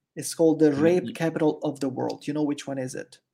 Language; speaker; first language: English; non-native, fluent; Italian